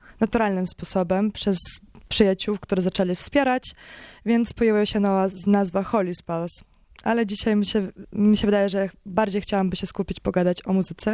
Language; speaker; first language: Polish; non-native, learner; Ukrainian